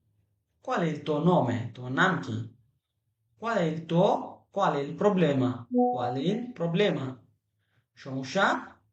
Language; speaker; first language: Italian; non-native, fluent; Bangla